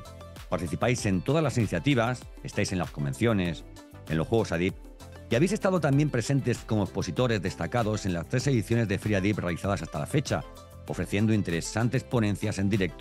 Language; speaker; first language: Spanish; native; Spanish